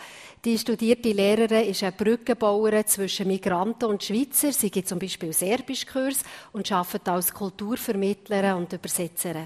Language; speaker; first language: German; native; German